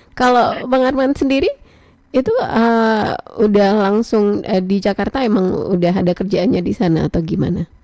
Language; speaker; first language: Indonesian; native; Indonesian